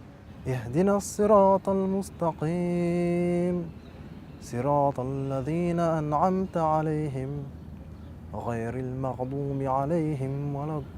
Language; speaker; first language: Arabic; non-native, fluent; French